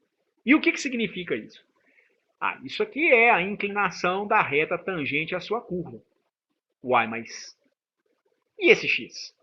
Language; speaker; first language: Portuguese; native; Portuguese